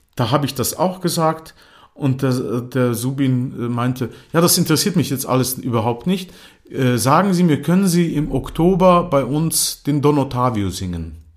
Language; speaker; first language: German; non-native, fluent; Croatian